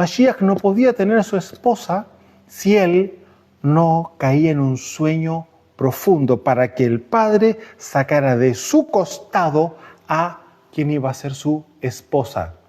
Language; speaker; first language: Spanish; native; Spanish